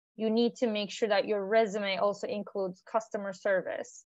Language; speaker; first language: English; non-native, fluent; Turkish